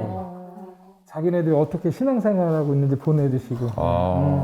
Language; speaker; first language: Korean; native; Korean